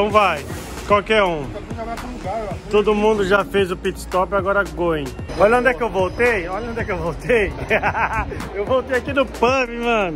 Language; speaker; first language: Portuguese; native; Portuguese